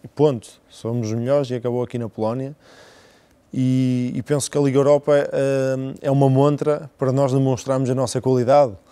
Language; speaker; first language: Portuguese; native; Portuguese